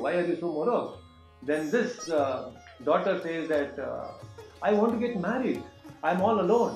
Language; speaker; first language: English; non-native, local second language; Kannada